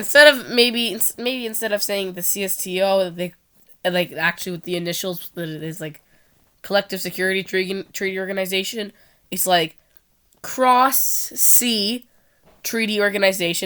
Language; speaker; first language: English; non-native, fluent; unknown